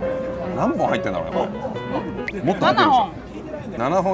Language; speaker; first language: Japanese; native; Japanese